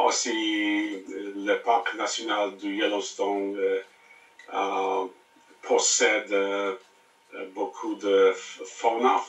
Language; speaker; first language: French; non-native, learner; English